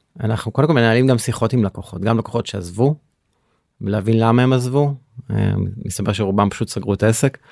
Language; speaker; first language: Hebrew; native; Hebrew